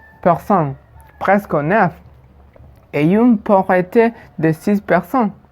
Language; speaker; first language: French; non-native, fluent; Spanish